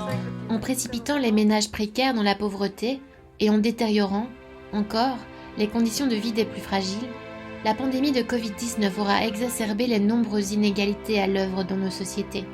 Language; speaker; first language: French; native; French